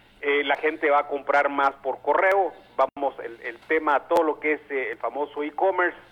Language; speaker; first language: Spanish; native; Spanish